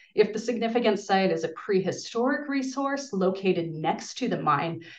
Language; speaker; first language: English; native; English